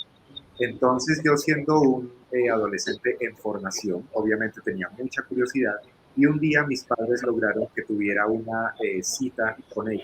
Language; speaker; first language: Spanish; native; Spanish